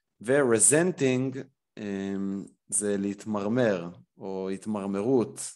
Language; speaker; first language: Hebrew; native; Hebrew